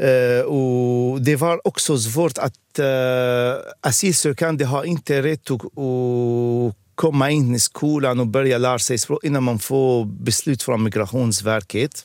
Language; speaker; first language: Swedish; non-native, fluent; Arabic